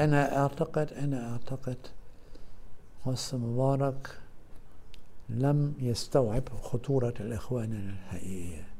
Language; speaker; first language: Arabic; non-native, fluent; German